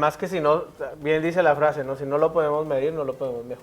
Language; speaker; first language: Spanish; native; Spanish